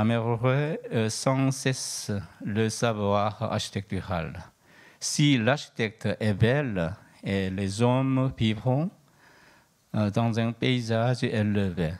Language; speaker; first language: French; non-native, learner; Korean